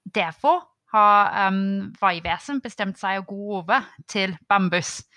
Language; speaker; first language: Norwegian; non-native, fluent; English